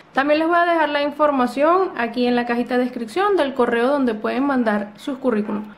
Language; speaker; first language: Spanish; native; Spanish